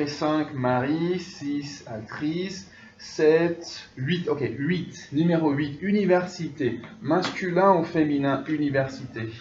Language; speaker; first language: French; non-native, fluent; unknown